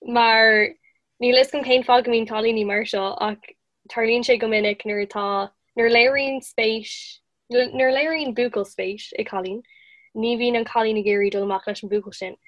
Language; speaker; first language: Irish; non-native, local second language; English